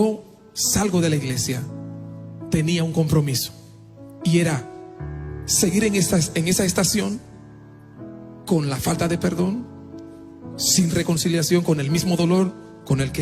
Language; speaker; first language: Spanish; non-native, fluent; Haitian Creole